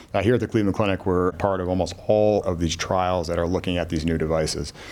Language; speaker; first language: English; native; English